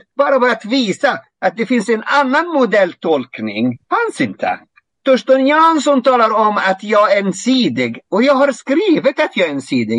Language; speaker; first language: Swedish; non-native, fluent; Arabic